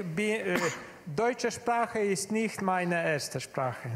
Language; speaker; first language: German; non-native, learner; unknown